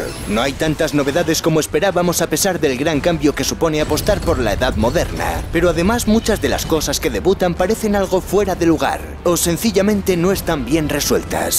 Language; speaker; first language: Spanish; native; Spanish